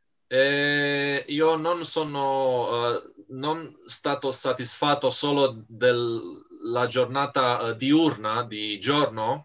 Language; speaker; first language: Italian; non-native, fluent; Romanian